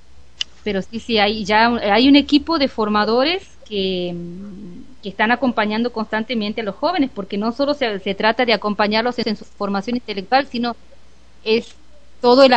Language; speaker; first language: Spanish; native; Spanish